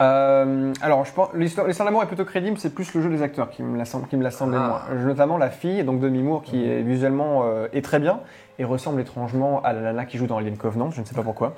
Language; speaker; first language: French; native; French